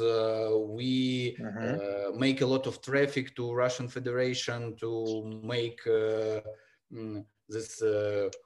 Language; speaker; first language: English; non-native, learner; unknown